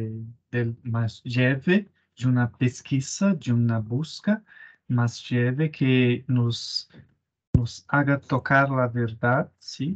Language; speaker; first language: Spanish; non-native, fluent; Portuguese